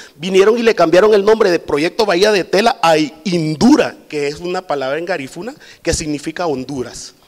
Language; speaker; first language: Spanish; native; Spanish